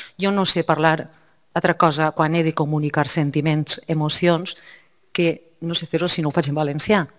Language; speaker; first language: Catalan; native; Catalan